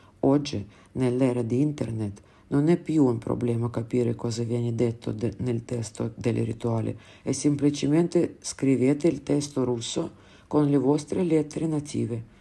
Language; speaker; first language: Italian; non-native, fluent; Russian